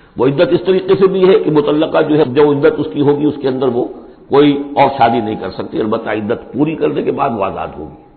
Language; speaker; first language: Urdu; native; Urdu